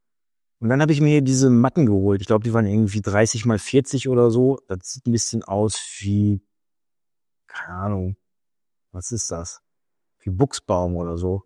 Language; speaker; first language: German; native; German